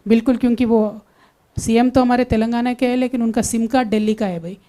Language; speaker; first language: Hindi; non-native, local second language; Telugu